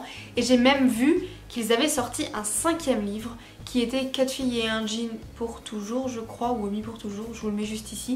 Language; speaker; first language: French; native; French